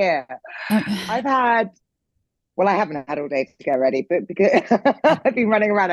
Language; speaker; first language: English; native; English